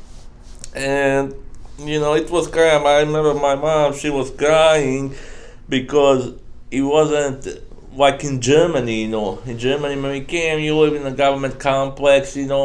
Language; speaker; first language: English; non-native, fluent; Croatian